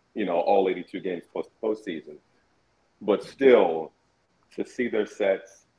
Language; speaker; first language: English; native; English